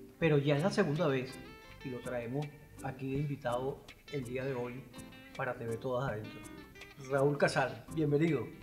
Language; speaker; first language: Spanish; native; Spanish